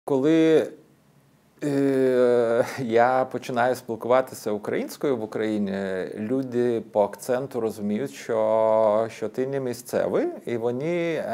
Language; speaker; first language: Ukrainian; non-native, fluent; Lithuanian